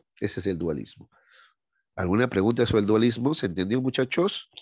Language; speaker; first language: Spanish; native; Spanish